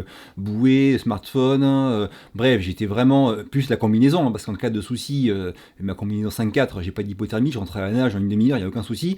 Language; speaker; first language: French; native; French